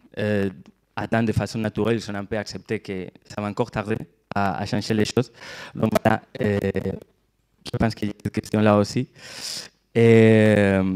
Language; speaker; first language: French; non-native, fluent; Catalan